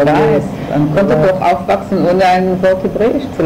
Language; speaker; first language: German; non-native, fluent; Hebrew